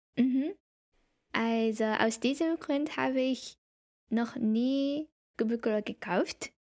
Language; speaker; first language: German; non-native, fluent; Japanese